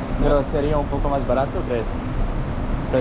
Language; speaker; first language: Spanish; non-native, learner; English